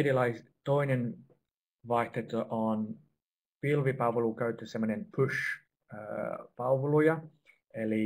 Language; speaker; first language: Finnish; non-native, fluent; English